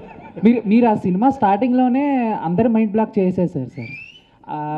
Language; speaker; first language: Telugu; native; Telugu